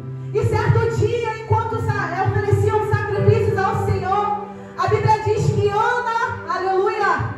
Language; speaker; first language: Portuguese; native; Portuguese